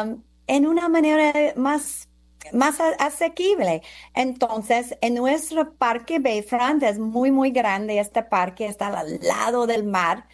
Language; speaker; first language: Spanish; non-native, fluent; English